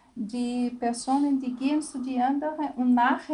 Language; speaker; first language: German; non-native, learner; Portuguese